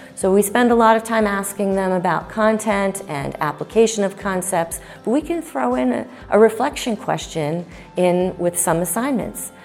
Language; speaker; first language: English; native; English